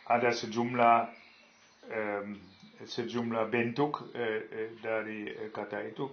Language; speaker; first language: Indonesian; non-native, fluent; German